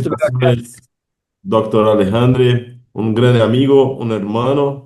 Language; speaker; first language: Spanish; non-native, learner; Portuguese